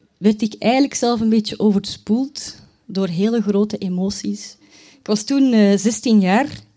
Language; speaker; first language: Dutch; native; Dutch